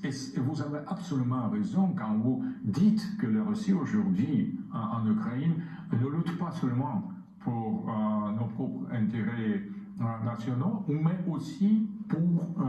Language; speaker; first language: French; non-native, fluent; Russian